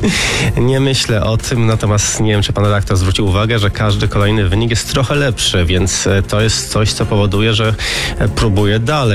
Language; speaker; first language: Polish; native; Polish